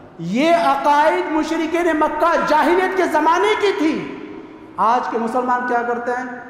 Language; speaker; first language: Urdu; native; Urdu